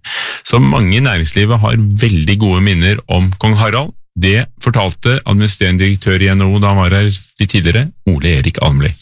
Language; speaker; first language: Norwegian; native; Norwegian